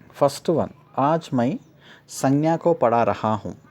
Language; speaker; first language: Hindi; non-native, local second language; Telugu